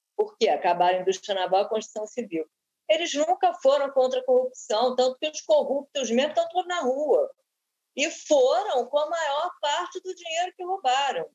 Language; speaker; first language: Portuguese; native; Portuguese